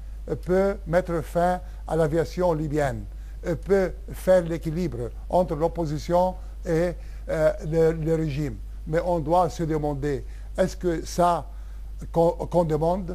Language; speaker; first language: French; non-native, local second language; Arabic